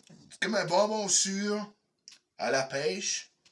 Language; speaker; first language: French; native; French